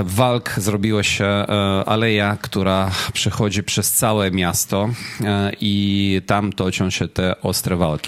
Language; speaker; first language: Polish; non-native, fluent; Ukrainian